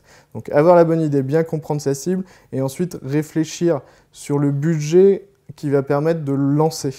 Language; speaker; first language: French; native; French